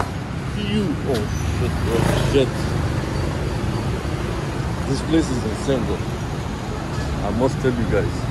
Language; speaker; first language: English; non-native, fluent; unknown